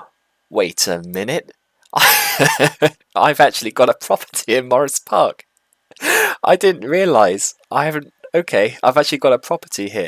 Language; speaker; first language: English; native; English